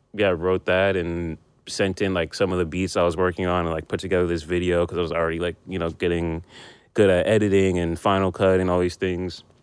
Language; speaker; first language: English; native; English